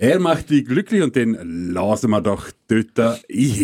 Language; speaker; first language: German; native; German